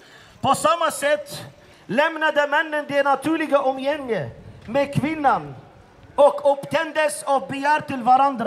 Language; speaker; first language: Swedish; non-native, fluent; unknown